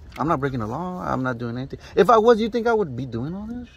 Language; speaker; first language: English; early bilingual, other home language; Spanish